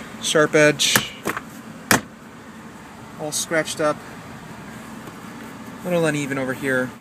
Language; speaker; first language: English; native; English